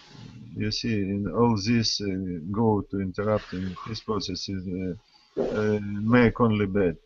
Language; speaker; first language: English; non-native, learner; Russian